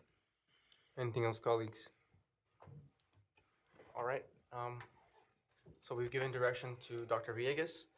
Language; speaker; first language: English; native; English